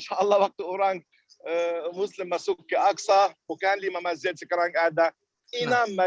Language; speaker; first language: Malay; non-native, fluent; Arabic